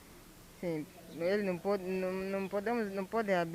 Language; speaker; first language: Portuguese; non-native, local second language; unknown